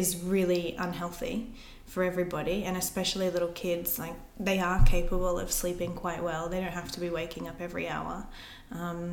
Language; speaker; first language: English; native; English